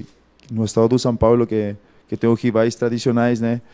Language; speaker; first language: Portuguese; non-native, fluent; Spanish